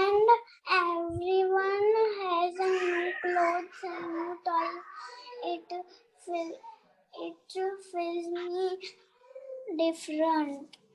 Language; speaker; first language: English; non-native, learner; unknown